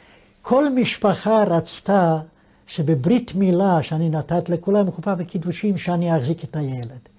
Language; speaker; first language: Hebrew; non-native, fluent; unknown